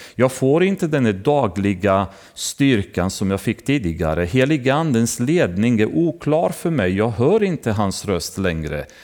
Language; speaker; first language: Swedish; non-native, fluent; Romanian